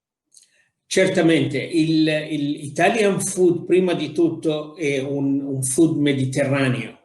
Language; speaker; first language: Italian; non-native, fluent; Arabic